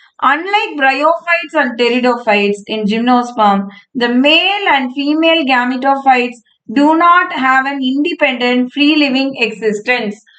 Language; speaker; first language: English; non-native, local second language; Tamil